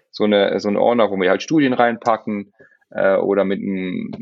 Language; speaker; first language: German; non-native, local second language; Luxembourgish